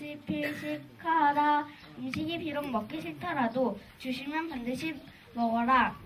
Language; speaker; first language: Korean; native; Korean